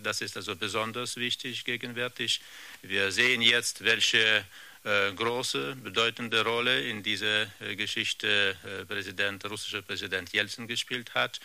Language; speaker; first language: German; non-native, fluent; Russian